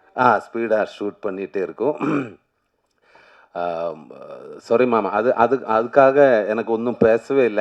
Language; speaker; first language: Tamil; non-native, learner; Malayalam